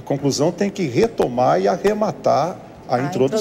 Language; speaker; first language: Portuguese; native; Portuguese